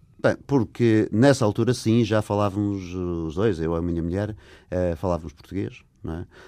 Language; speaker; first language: Portuguese; non-native, fluent; English